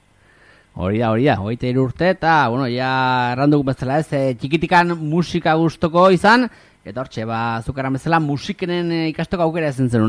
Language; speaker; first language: Basque; native; Basque